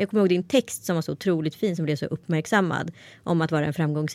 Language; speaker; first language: Swedish; native; Swedish